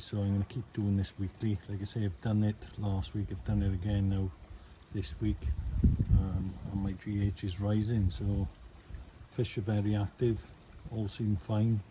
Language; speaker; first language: English; native; English